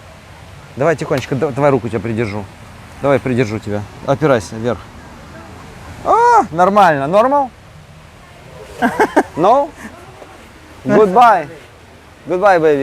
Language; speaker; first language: Russian; native; Russian